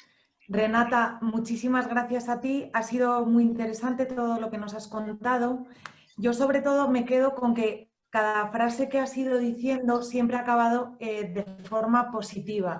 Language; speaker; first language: Spanish; native; Spanish